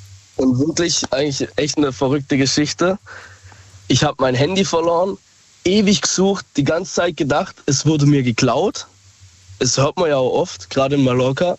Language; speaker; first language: German; native; German